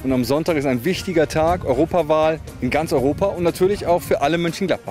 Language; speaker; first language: German; native; German